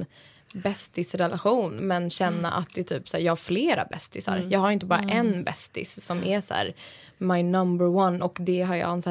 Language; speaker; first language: Swedish; native; Swedish